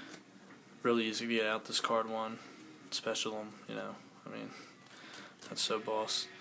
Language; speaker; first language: English; native; English